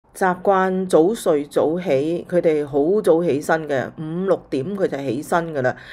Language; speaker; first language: Cantonese; early bilingual, heritage; Cantonese